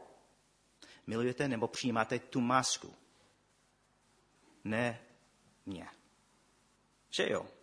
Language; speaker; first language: Czech; non-native, fluent; English